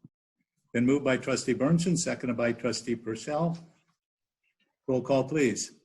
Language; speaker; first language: English; native; English